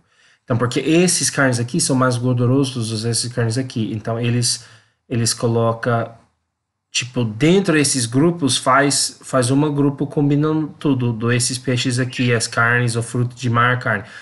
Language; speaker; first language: Portuguese; non-native, learner; English